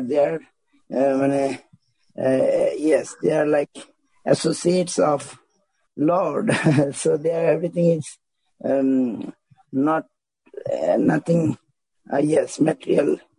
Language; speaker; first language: English; non-native, local second language; Bangla